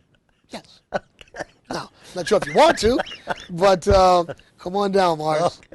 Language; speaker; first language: English; native; English